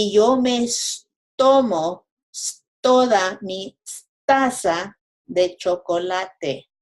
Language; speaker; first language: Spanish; non-native, fluent; English